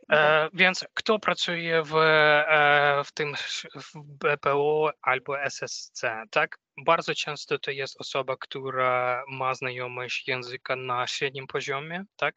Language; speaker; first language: Polish; non-native, fluent; Ukrainian